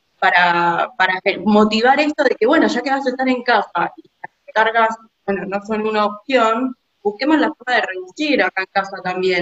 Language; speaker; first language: Spanish; native; Spanish